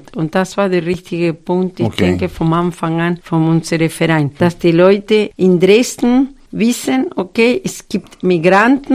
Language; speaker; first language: German; non-native, fluent; Spanish